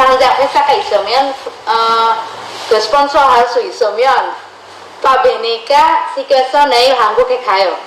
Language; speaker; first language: Korean; non-native, fluent; Indonesian